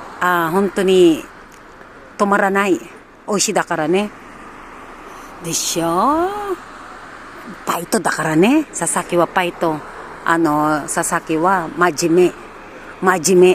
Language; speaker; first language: Japanese; non-native, learner; Filipino